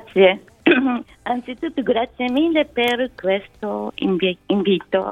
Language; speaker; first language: Italian; non-native, fluent; Japanese